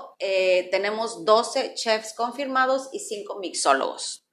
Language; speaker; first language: Spanish; native; Spanish